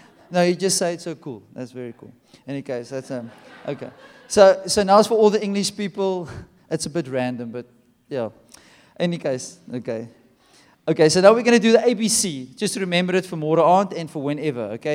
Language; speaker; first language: English; non-native, local second language; Afrikaans